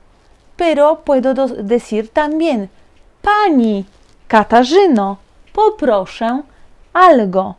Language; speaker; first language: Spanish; non-native, fluent; Polish